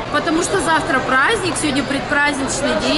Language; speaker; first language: Russian; native; Russian